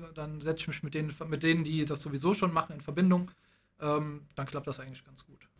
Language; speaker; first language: German; native; German